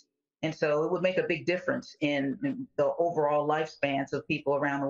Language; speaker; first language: English; native; English